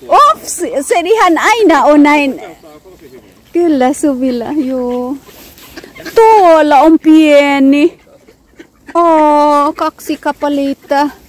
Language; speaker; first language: Finnish; non-native, learner; Filipino